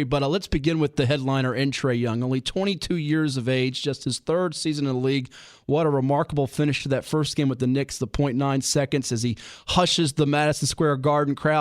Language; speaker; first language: English; native; English